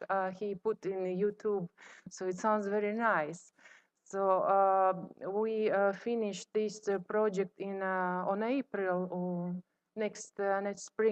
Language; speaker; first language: English; non-native, fluent; Russian